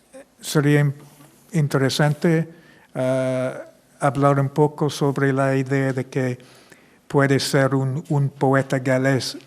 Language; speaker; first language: Spanish; non-native, fluent; English